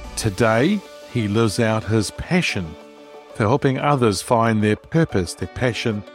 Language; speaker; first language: English; native; English